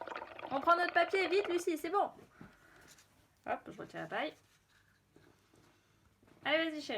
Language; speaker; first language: French; native; French